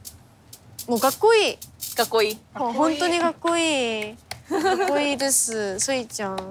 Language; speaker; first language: Japanese; non-native, fluent; Korean